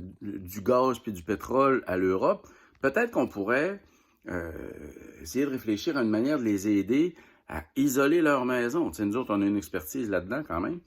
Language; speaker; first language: French; native; French